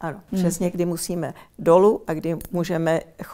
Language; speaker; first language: Czech; early bilingual, heritage; Czech